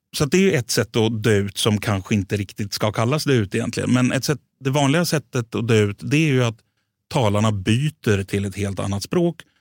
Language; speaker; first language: Swedish; native; Swedish